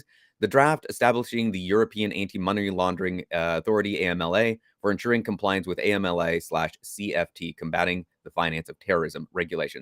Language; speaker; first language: English; native; English